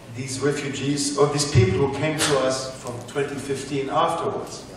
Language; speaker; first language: English; non-native, fluent; German